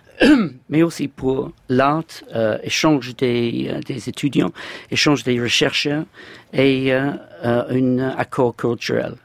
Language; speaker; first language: French; non-native, fluent; English